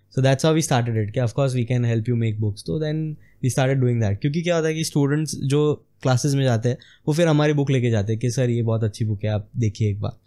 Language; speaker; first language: Hindi; non-native, local second language; Gujarati